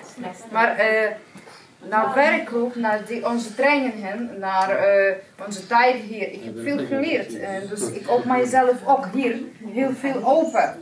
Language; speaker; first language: Dutch; non-native, learner; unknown